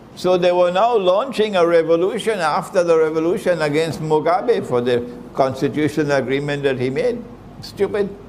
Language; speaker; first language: English; native; English